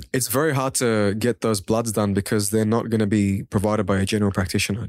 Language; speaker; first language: English; non-native, local second language; Kurdish